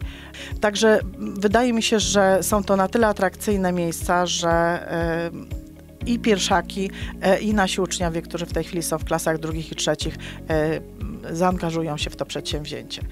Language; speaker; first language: Polish; native; Polish